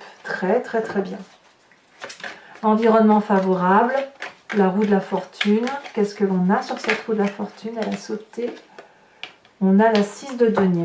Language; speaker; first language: French; native; French